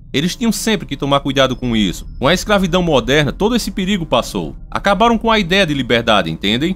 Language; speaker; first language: Portuguese; native; Portuguese